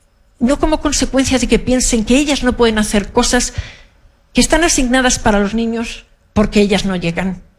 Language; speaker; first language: Spanish; native; Spanish